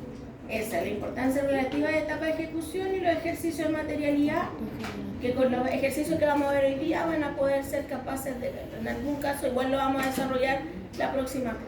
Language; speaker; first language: Spanish; native; Spanish